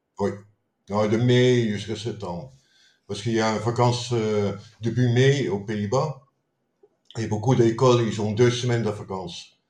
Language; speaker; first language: French; non-native, fluent; Dutch